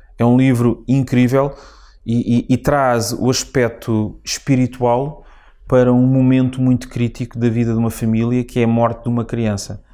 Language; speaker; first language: Portuguese; native; Portuguese